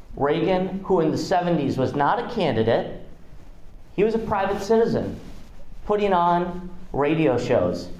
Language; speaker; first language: English; non-native, fluent; Russian